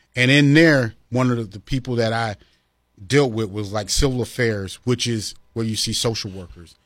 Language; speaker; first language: English; native; English